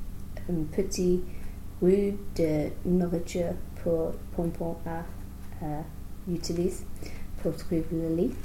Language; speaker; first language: French; non-native, learner; English